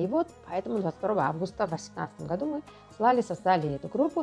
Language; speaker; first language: Russian; non-native, local second language; Georgian